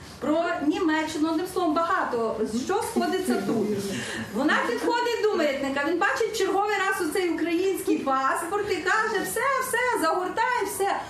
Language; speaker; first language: Ukrainian; native; Ukrainian